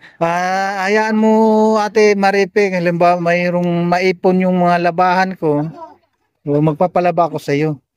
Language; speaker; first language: Filipino; native; Filipino